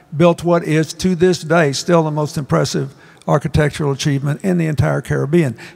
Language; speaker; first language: English; native; English